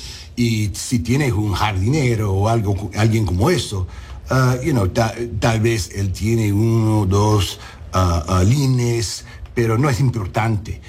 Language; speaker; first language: Spanish; early bilingual, heritage; English